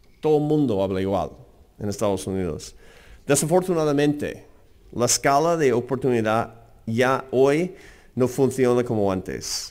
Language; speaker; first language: Spanish; non-native, fluent; English